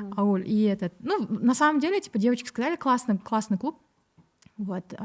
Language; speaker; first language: Russian; native; Russian